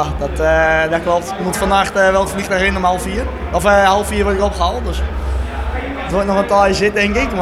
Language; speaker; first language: Dutch; native; Dutch